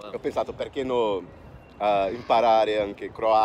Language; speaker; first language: Italian; non-native, learner; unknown